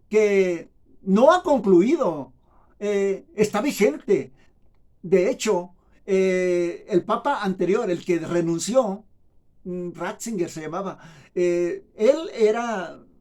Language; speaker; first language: Spanish; native; Spanish